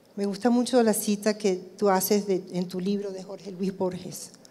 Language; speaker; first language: Spanish; native; Spanish